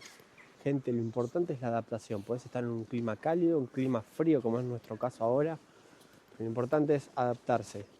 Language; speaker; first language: Spanish; native; Spanish